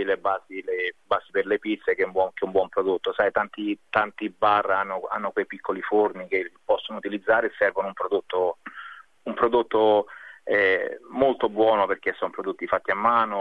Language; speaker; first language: Italian; native; Italian